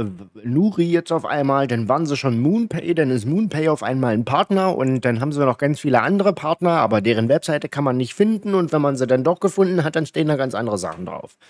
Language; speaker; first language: German; native; German